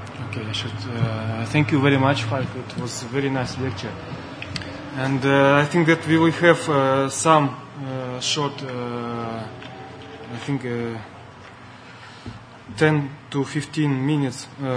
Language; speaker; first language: English; non-native, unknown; Russian